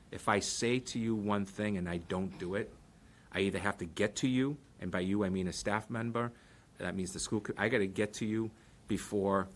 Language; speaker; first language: English; early bilingual, other home language; Portuguese